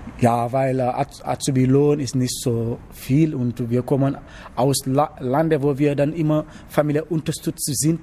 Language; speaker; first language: German; non-native, learner; Wolof